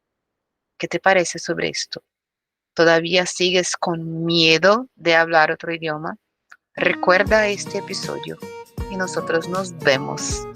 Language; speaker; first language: Spanish; non-native, fluent; Portuguese